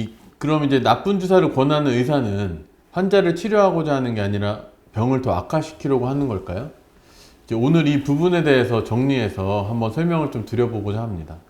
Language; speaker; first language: Korean; native; Korean